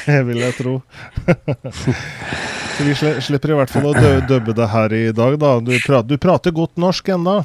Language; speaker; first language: Norwegian; native; Norwegian